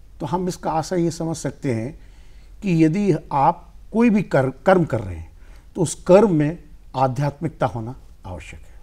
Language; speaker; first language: Hindi; native; Hindi